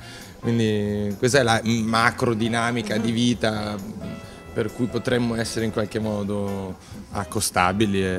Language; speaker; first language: Italian; native; Italian